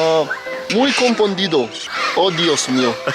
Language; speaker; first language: Spanish; non-native, learner; English